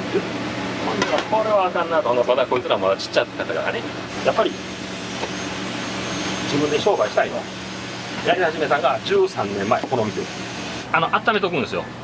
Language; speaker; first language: Japanese; native; Japanese